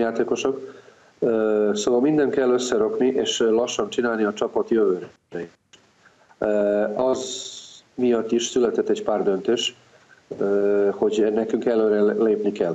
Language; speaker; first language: Hungarian; non-native, fluent; Serbian